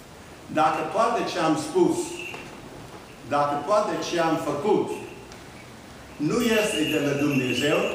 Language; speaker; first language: Romanian; early bilingual, heritage; Romanian